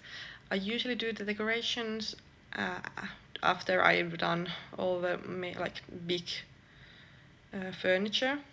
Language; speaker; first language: English; non-native, fluent; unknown